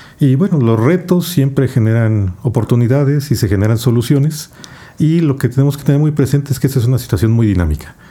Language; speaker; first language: Spanish; native; Spanish